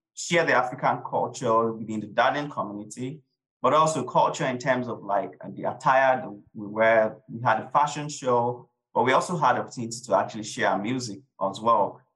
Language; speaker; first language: English; non-native, local second language; Yoruba